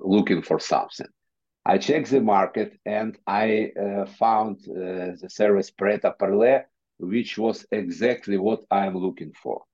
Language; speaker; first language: English; non-native, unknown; Ukrainian